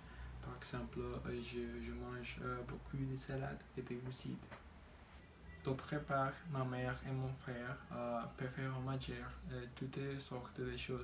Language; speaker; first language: French; non-native, learner; Spanish